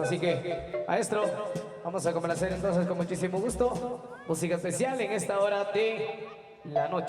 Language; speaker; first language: Spanish; native; Spanish